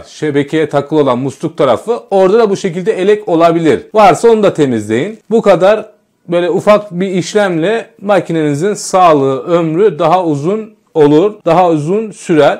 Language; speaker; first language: Turkish; native; Turkish